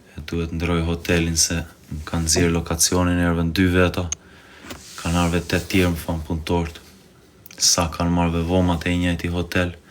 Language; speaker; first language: Albanian; early bilingual, heritage; Albanian